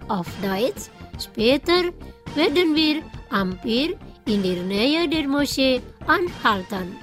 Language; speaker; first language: German; non-native, fluent; Indonesian